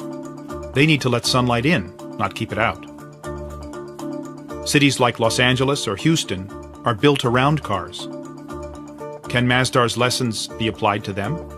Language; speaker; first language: English; native; English